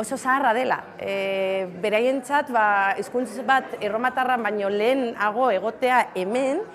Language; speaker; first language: Basque; non-native, local second language; Spanish